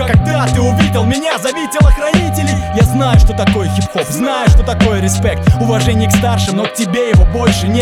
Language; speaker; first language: Russian; native; Russian